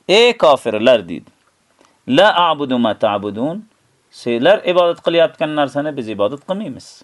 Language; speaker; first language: Uzbek; native; Uzbek